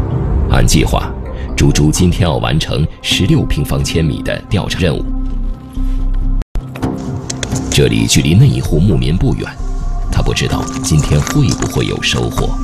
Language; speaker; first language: Chinese; native; Chinese